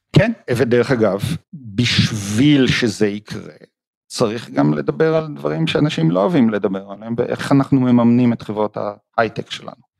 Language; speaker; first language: Hebrew; native; Hebrew